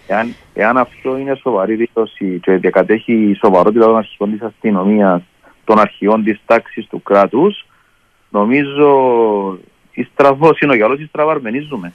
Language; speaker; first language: Greek; native; Greek